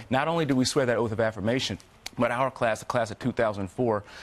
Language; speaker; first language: English; native; English